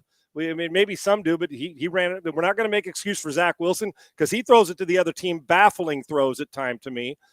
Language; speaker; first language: English; native; English